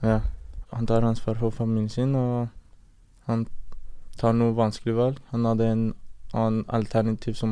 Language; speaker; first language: Norwegian; early bilingual, other home language; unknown